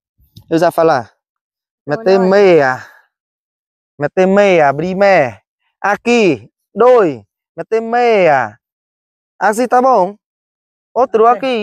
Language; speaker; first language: Portuguese; non-native, learner; Vietnamese